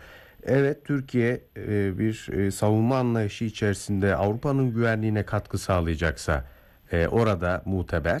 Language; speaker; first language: Turkish; native; Turkish